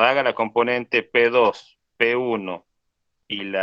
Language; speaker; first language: Spanish; native; Spanish